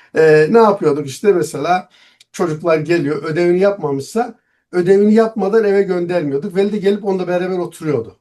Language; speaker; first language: Turkish; non-native, local second language; Kurdish